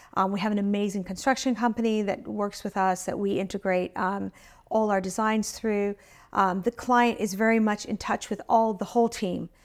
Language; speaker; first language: English; early bilingual, other home language; Italian